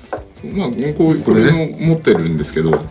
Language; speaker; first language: Japanese; native; Japanese